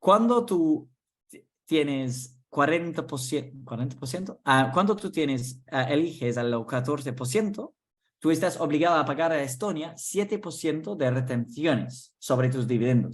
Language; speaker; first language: Spanish; non-native, fluent; English